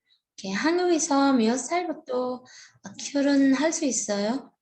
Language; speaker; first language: Korean; non-native, learner; Arabic